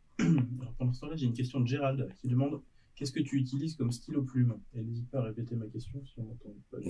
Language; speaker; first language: French; native; French